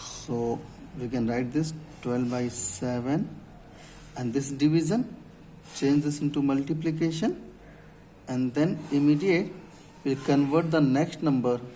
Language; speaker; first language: English; non-native, local second language; Hindi